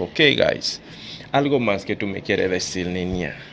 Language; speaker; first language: Spanish; non-native, fluent; Haitian Creole